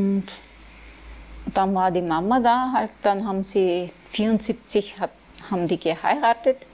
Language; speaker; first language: German; early bilingual, other home language; Turkish